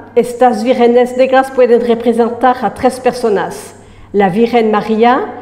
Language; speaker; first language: Spanish; non-native, fluent; French